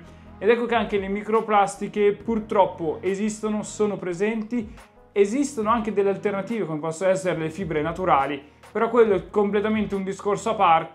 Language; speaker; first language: Italian; native; Italian